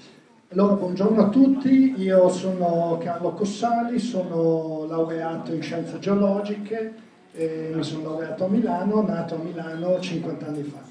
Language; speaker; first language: Italian; native; Italian